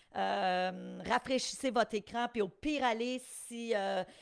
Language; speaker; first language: French; native; French